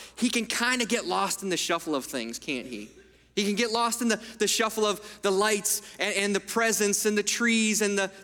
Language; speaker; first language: English; early bilingual, other home language; Italian